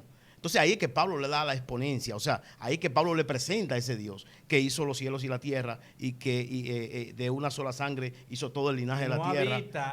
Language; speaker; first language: Spanish; native; Spanish